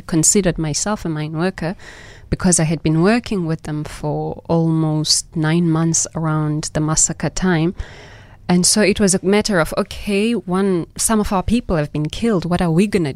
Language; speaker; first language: English; non-native, local second language; Xhosa